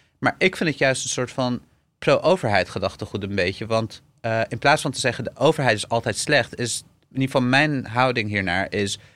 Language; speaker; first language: Dutch; early bilingual, other home language; Arabic